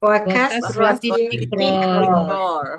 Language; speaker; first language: Arabic; non-native, learner; Malay